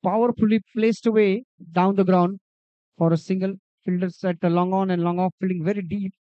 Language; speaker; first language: English; non-native, local second language; Marathi